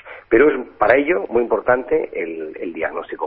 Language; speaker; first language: Spanish; native; Spanish